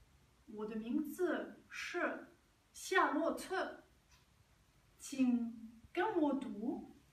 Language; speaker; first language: Chinese; non-native, learner; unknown